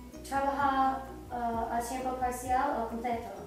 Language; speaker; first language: Spanish; non-native, learner; English